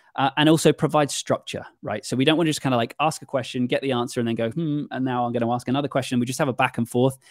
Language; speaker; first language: English; native; English